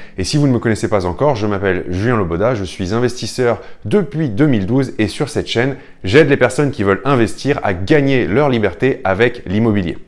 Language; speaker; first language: French; native; French